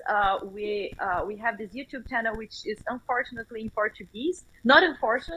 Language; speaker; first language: English; non-native, fluent; Portuguese